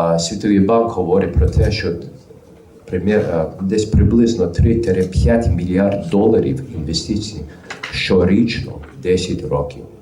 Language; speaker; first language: Ukrainian; early bilingual, heritage; Ukrainian